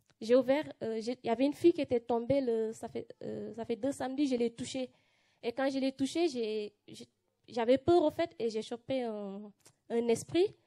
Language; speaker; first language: French; non-native, local second language; Wolof